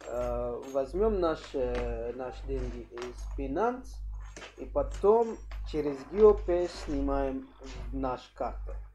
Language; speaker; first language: Russian; non-native, learner; English